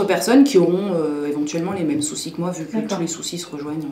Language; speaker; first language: French; native; French